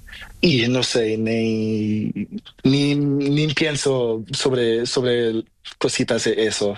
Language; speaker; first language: Spanish; non-native, learner; Portuguese